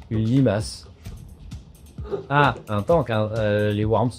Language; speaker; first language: French; native; French